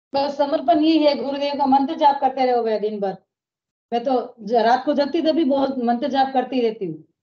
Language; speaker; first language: Hindi; native; Hindi